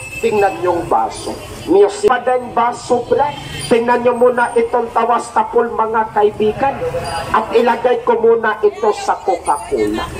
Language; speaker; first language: Filipino; non-native, local second language; Cebuano